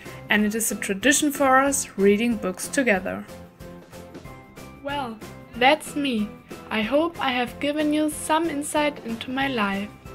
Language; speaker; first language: English; non-native, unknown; German